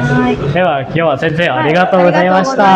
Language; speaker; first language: Japanese; non-native, fluent; Indonesian